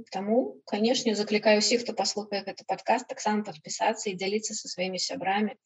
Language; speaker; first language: Belarusian; non-native, local second language; Russian